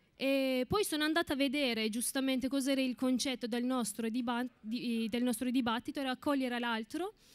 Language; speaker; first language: Italian; non-native, fluent; Turkish